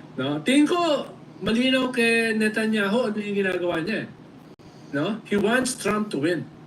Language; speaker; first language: Filipino; native; Filipino